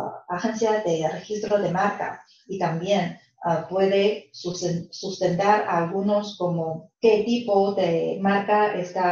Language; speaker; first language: Spanish; non-native, fluent; Chinese